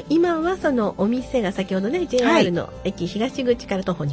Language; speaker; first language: Japanese; native; Japanese